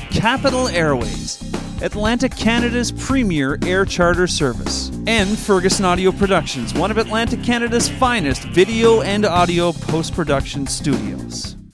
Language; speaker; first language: English; native; English